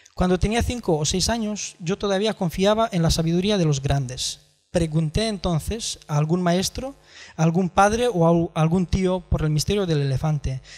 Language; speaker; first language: Spanish; non-native, fluent; Romanian